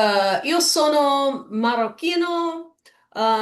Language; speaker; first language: Italian; non-native, learner; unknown